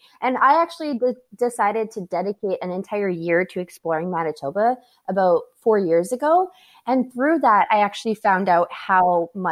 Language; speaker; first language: English; native; English